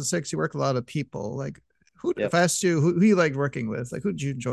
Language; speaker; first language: English; native; English